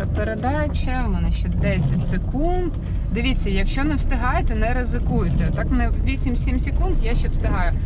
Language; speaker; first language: Ukrainian; non-native, local second language; Russian